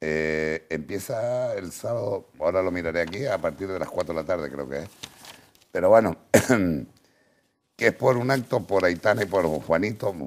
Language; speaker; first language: Spanish; native; Spanish